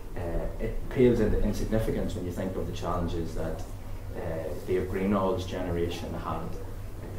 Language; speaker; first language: English; native; English